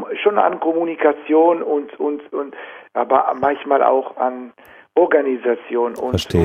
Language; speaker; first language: German; non-native, fluent; Italian